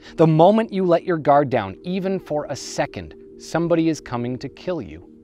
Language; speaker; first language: English; native; English